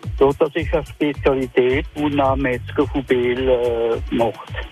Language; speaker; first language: German; non-native, local second language; Swiss German